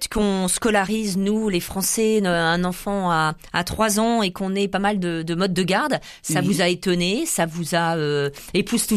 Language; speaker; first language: French; native; French